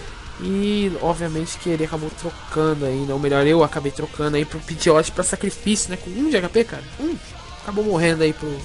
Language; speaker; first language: Portuguese; native; Portuguese